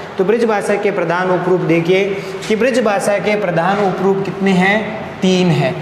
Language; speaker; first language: Hindi; native; Hindi